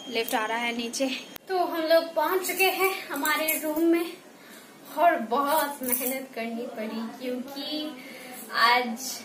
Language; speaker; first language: Hindi; non-native, local second language; Bangla